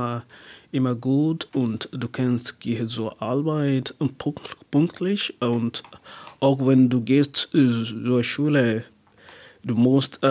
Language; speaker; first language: German; non-native, learner; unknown